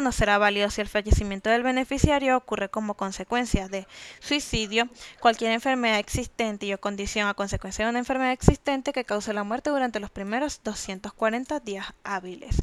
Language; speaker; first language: Spanish; native; Spanish